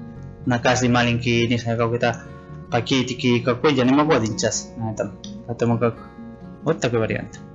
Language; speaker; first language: Russian; non-native, learner; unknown